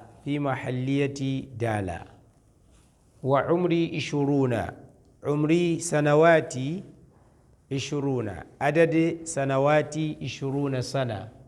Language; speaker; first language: Arabic; non-native, fluent; Hausa